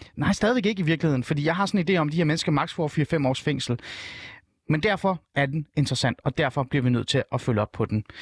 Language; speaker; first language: Danish; early bilingual, other home language; Persian